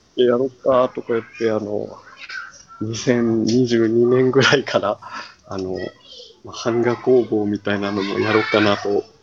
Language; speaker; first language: Japanese; native; Japanese